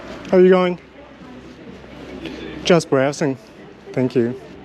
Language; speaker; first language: English; non-native, fluent; Turkish